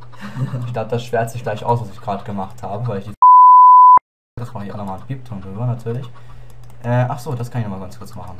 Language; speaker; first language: German; native; German